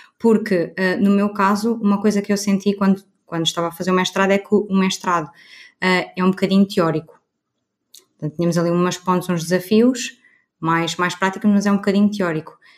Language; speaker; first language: Portuguese; native; Portuguese